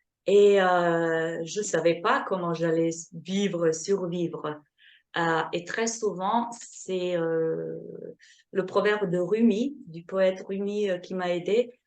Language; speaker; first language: French; non-native, fluent; Slovenian